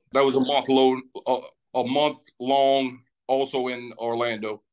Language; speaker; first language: English; native; English